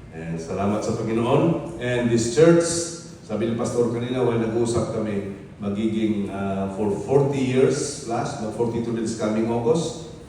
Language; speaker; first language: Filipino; non-native, local second language; Hiligaynon